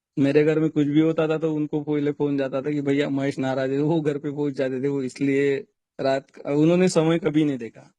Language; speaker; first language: Hindi; non-native, local second language; Marathi